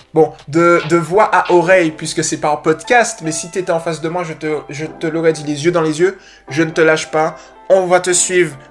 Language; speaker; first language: French; native; French